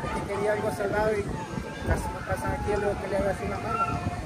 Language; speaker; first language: Spanish; native; Spanish